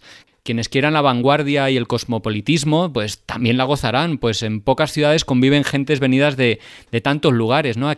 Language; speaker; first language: Spanish; native; Spanish